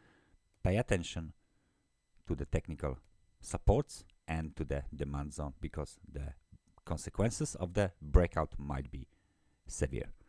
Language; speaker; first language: English; non-native, fluent; Polish